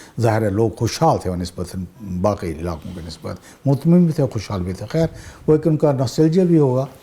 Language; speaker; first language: Urdu; non-native, local second language; Saraiki